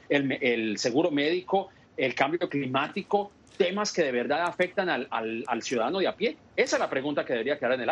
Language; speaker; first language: Spanish; native; Spanish